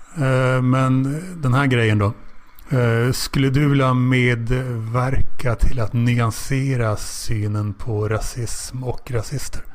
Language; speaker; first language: Swedish; native; Swedish